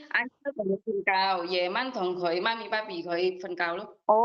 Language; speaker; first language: Cantonese; non-native, learner; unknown